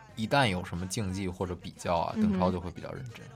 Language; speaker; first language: Chinese; native; Chinese